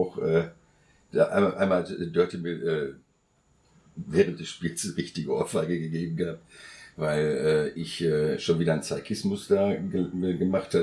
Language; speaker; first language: German; native; German